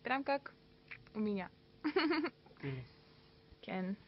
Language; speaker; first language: Russian; early bilingual, heritage; Russian